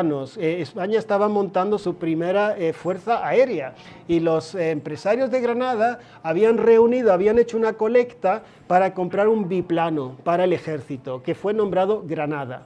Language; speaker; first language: Spanish; non-native, fluent; Swedish